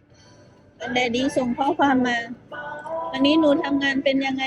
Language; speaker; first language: Thai; native; Thai